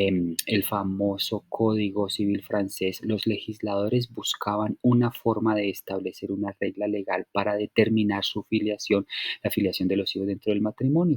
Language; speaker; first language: Spanish; native; Spanish